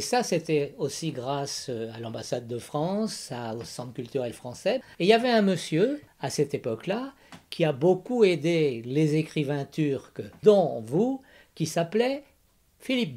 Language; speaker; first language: French; native; French